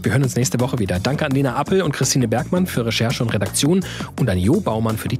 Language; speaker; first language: German; native; German